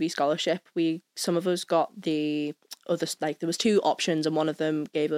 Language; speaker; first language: English; native; English